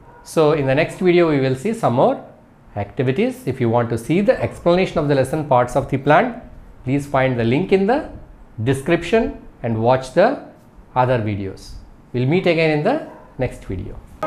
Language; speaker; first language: English; non-native, local second language; Telugu